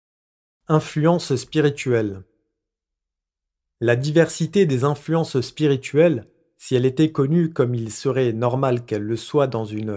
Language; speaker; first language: French; native; French